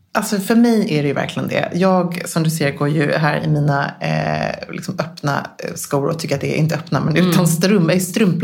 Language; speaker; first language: Swedish; native; Swedish